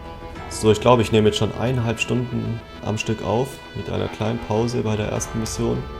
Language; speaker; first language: German; native; German